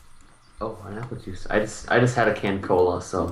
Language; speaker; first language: English; native; English